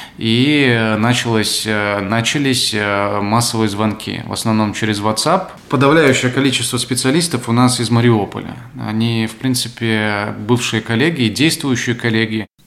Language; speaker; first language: Russian; native; Russian